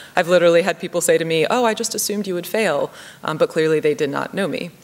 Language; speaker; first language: English; native; English